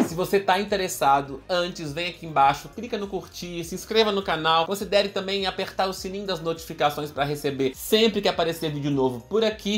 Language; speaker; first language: Portuguese; native; Portuguese